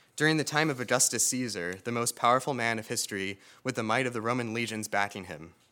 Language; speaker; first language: English; native; English